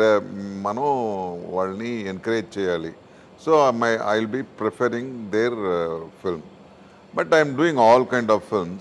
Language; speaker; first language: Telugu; non-native, fluent; Tamil